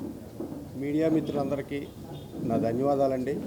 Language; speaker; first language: Telugu; native; Telugu